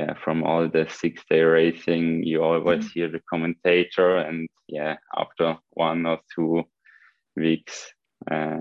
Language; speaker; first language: English; non-native, fluent; Swiss German